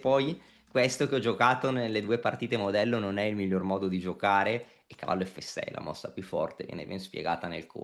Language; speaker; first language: Italian; native; Italian